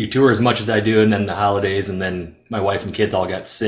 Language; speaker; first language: English; native; English